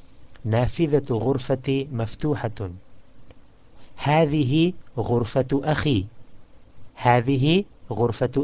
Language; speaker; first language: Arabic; non-native, fluent; English